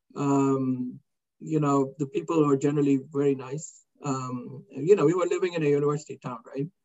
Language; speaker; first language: English; non-native, local second language; Kannada